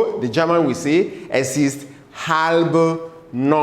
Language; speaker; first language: German; non-native, fluent; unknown